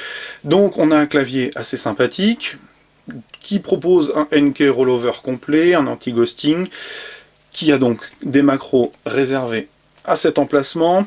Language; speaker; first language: French; native; French